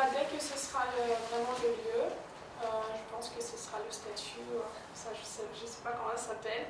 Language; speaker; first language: French; non-native, fluent; Russian